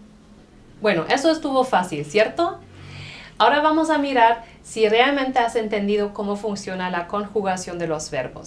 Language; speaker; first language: Spanish; non-native, fluent; German